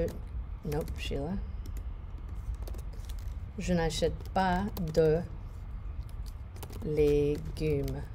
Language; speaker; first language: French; non-native, fluent; English